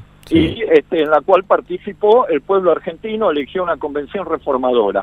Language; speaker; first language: Spanish; native; Spanish